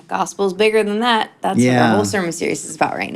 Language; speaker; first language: English; native; English